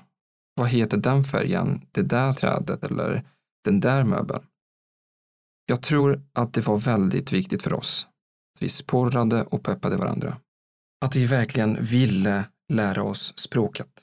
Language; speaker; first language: Swedish; non-native, fluent; Arabic